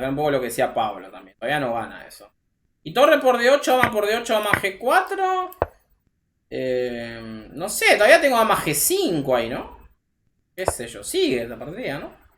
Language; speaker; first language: Spanish; native; Spanish